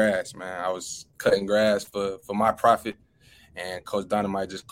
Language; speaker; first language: English; native; English